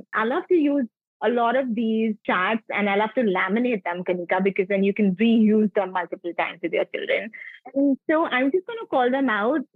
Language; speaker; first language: English; non-native, local second language; Punjabi